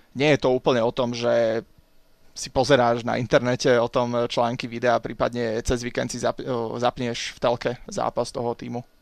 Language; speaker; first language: Slovak; native; Slovak